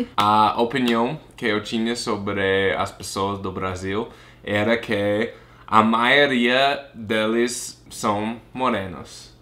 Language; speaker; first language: Portuguese; non-native, fluent; English